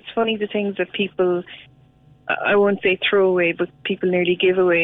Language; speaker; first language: English; native; English